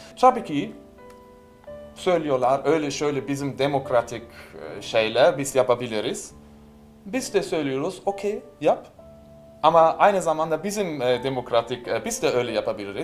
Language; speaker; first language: Turkish; non-native, learner; German